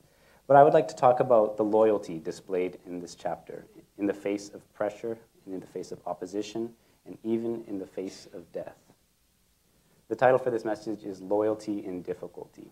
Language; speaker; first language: English; native; English